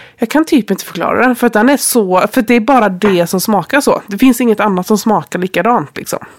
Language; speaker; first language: Swedish; native; Swedish